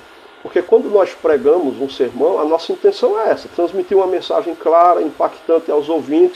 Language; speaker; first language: Portuguese; native; Portuguese